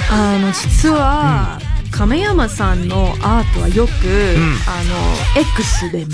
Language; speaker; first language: Japanese; non-native, learner; English